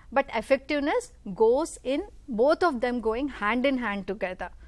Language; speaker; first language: English; non-native, local second language; Telugu